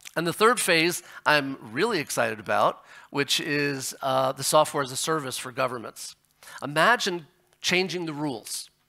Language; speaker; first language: English; native; English